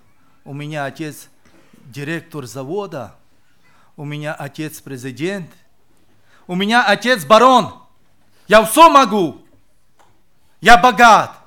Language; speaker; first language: Russian; non-native, local second language; Romany